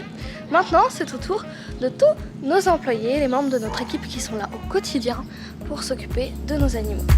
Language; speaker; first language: French; native; French